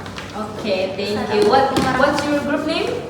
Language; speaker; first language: English; non-native, learner; Indonesian